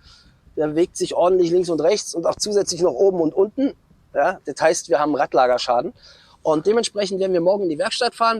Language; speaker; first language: German; native; German